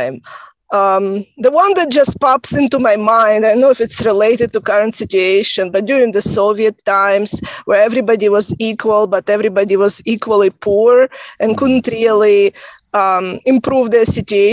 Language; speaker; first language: English; non-native, fluent; Russian